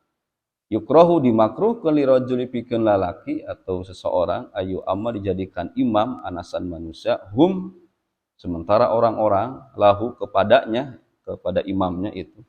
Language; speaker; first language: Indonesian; non-native, local second language; Sundanese